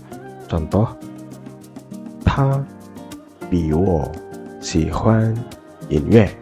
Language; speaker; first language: Chinese; non-native, fluent; Indonesian